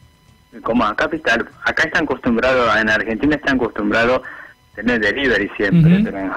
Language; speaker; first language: Spanish; non-native, fluent; Japanese